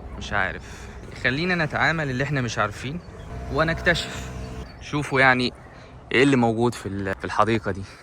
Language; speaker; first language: Egyptian Arabic; native; Egyptian Arabic